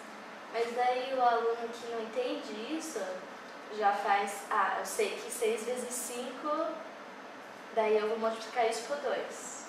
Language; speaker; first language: Portuguese; early bilingual, heritage; English